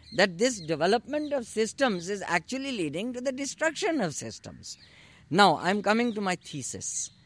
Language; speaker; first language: English; non-native, local second language; Urdu